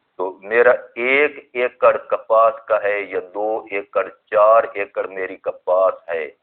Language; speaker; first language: Urdu; non-native, local second language; Punjabi